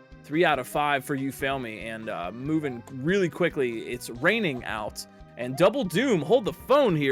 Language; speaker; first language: English; native; English